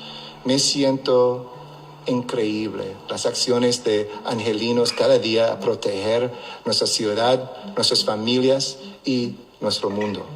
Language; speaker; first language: Spanish; non-native, local second language; English